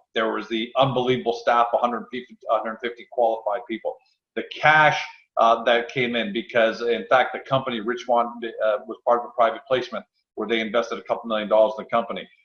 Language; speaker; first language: English; native; English